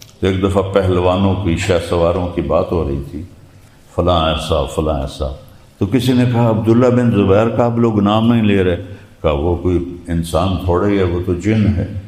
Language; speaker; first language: Urdu; non-native, local second language; Punjabi